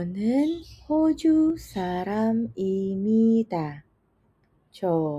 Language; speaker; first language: Korean; non-native, fluent; Indonesian